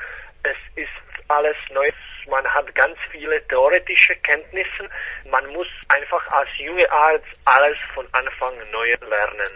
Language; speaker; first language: German; non-native, fluent; Czech